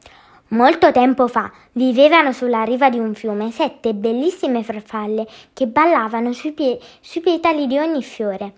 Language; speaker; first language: Italian; native; Italian